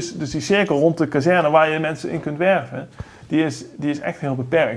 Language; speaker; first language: Dutch; native; Dutch